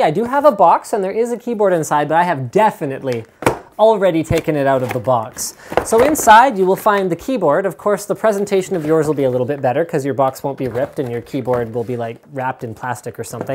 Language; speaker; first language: English; native; English